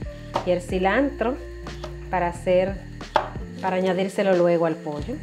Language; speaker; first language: Spanish; native; Spanish